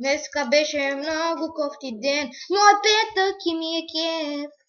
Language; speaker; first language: Bulgarian; native; Bulgarian